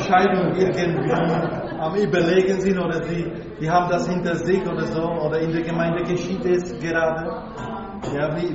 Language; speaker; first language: German; non-native, learner; Slovak